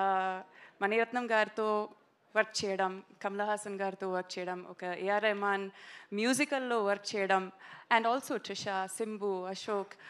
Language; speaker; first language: Telugu; non-native, local second language; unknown